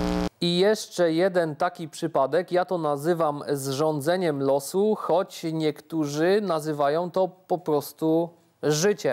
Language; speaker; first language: Polish; native; Polish